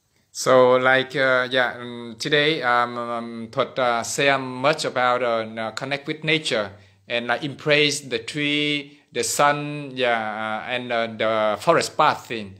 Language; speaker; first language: English; non-native, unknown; Vietnamese